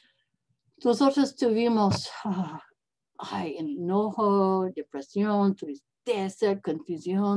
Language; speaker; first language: Spanish; non-native, learner; English